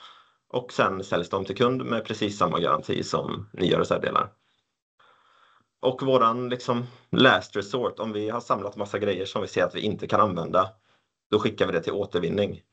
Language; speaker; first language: Swedish; native; Swedish